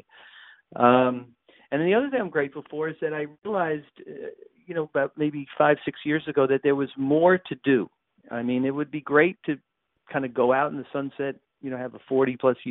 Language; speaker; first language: English; native; English